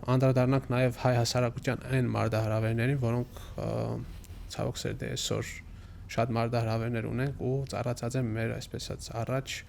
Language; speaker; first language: Armenian; native; Armenian